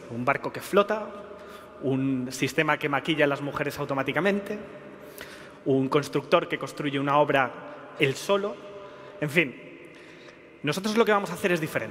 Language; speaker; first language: Spanish; native; Spanish